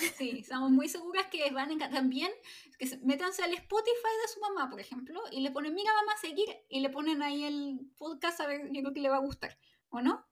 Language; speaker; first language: Spanish; native; Spanish